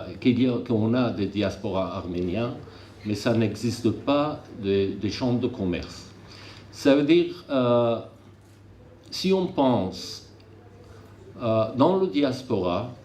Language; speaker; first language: French; non-native, learner; Armenian